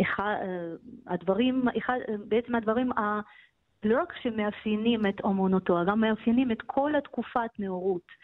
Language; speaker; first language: Hebrew; non-native, fluent; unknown